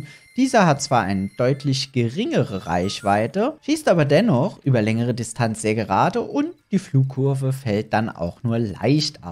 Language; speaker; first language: German; native; German